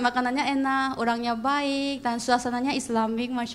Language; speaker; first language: Indonesian; non-native, fluent; Korean